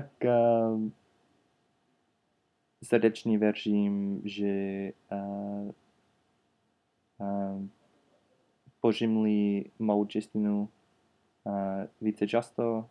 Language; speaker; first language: Czech; non-native, learner; English